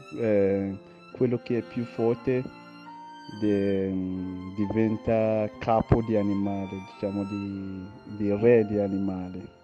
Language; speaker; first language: Italian; non-native, learner; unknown